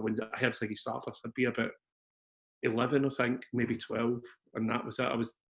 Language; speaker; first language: English; native; English